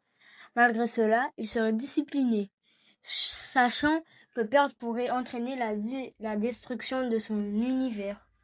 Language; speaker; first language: French; native; French